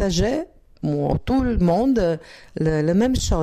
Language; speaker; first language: French; non-native, learner; Croatian